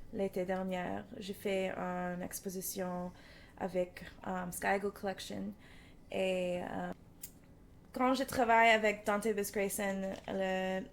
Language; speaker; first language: French; non-native, learner; English